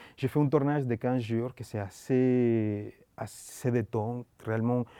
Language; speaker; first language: French; non-native, learner; Spanish